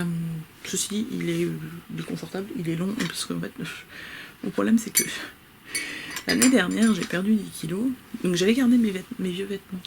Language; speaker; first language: French; native; French